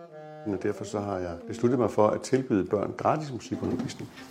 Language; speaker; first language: Danish; native; Danish